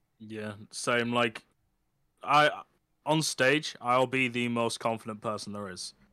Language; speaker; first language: English; native; English